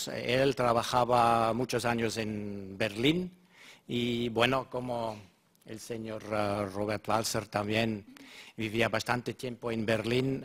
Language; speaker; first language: Spanish; non-native, fluent; German